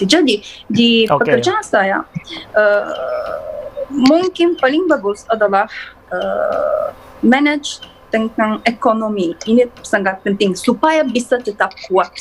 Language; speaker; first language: Indonesian; non-native, learner; Turkish